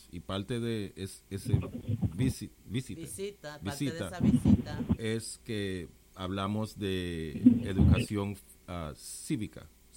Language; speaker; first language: Spanish; non-native, local second language; English